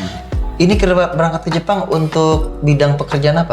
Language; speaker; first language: Indonesian; native; Indonesian